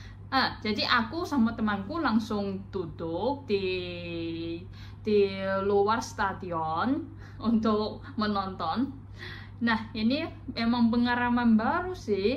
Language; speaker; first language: Indonesian; non-native, fluent; Chinese